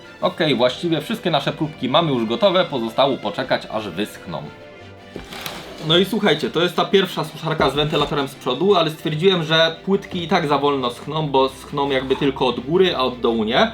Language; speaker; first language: Polish; native; Polish